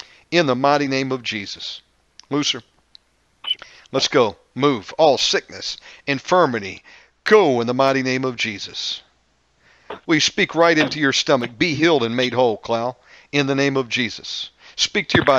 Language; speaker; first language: English; native; English